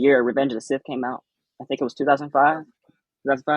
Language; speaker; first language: English; native; English